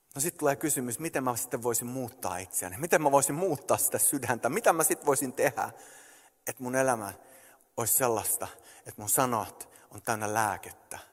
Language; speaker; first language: Finnish; early bilingual, heritage; Finnish